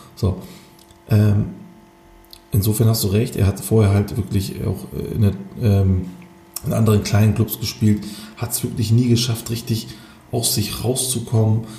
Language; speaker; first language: German; early bilingual, other home language; Turkish